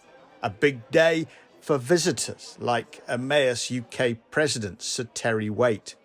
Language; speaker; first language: English; native; English